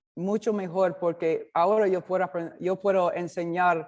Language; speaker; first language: Spanish; non-native, learner; English